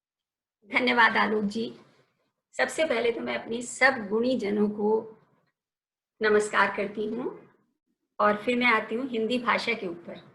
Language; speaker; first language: Hindi; native; Hindi